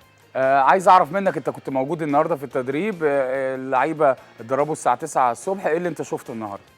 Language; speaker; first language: Arabic; native; Arabic